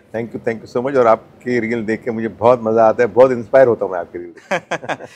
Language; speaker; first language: Hindi; non-native, local second language; Gujarati